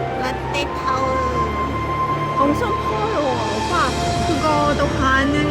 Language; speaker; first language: Korean; non-native, learner; Thai